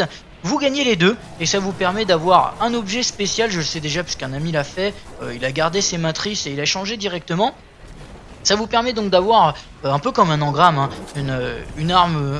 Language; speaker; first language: French; native; French